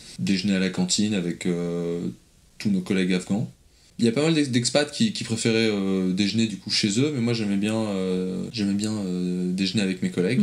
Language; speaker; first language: French; native; French